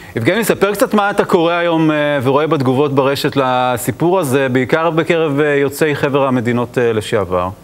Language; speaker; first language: Hebrew; native; Hebrew